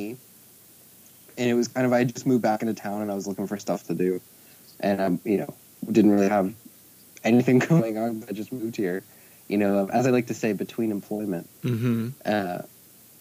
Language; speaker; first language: English; native; English